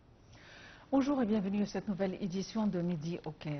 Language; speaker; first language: French; non-native, fluent; Arabic